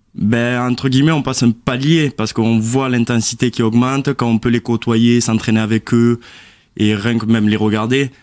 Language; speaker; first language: French; native; French